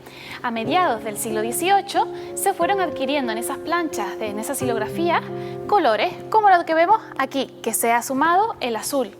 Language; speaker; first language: Spanish; native; Spanish